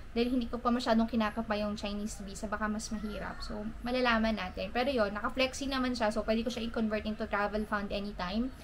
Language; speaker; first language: Filipino; native; Filipino